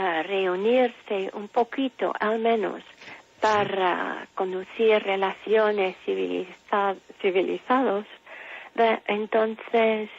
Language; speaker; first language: Spanish; non-native, fluent; English